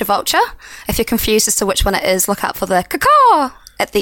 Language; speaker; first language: English; native; English